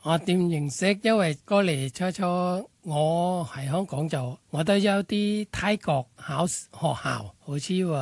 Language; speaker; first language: Cantonese; non-native, fluent; Thai